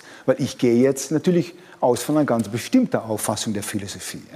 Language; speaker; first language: German; non-native, fluent; Dutch